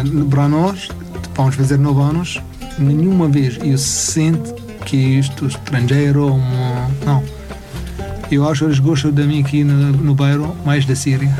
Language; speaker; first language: Portuguese; non-native, learner; Arabic